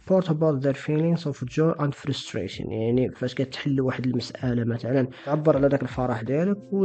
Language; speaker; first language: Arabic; native; Arabic